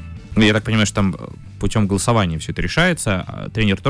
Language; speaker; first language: Russian; native; Russian